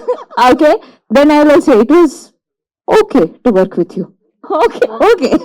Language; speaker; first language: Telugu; non-native, local second language; Malayalam